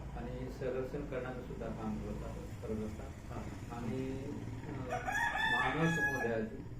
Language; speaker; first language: Marathi; non-native, local second language; Gondi